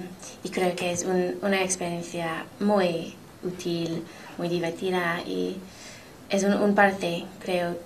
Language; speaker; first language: Spanish; non-native, learner; English